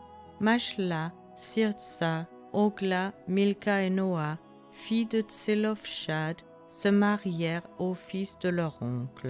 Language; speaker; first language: French; native; French